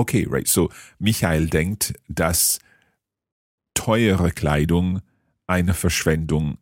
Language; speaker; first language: German; non-native, learner; English